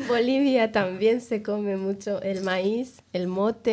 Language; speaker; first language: Spanish; native; Spanish